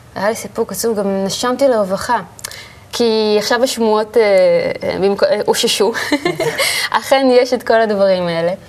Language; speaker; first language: Hebrew; native; Hebrew